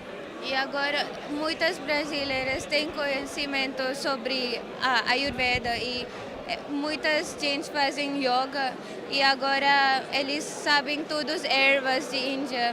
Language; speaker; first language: Portuguese; non-native, learner; Marathi